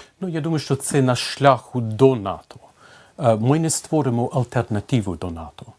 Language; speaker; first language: Ukrainian; non-native, fluent; English